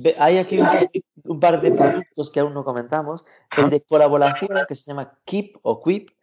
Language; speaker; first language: Spanish; native; Spanish